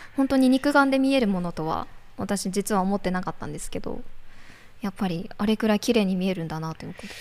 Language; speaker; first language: Japanese; native; Japanese